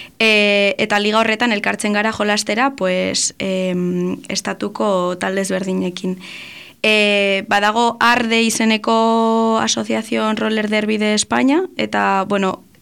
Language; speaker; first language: Basque; non-native, local second language; Spanish